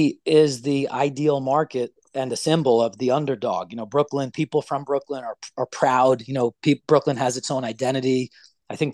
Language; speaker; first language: English; native; English